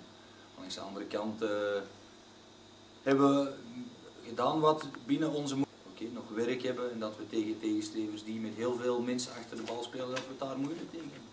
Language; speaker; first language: Dutch; native; Dutch